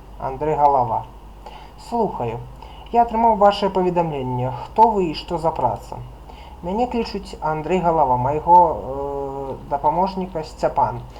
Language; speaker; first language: Belarusian; non-native, local second language; Russian